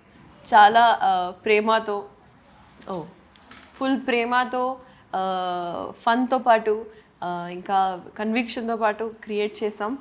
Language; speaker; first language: Telugu; non-native, local second language; Urdu